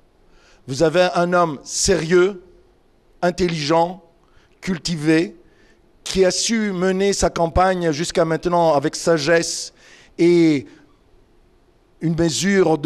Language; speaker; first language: French; non-native, fluent; Greek